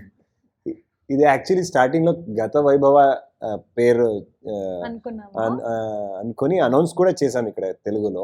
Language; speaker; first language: Telugu; non-native, learner; Kannada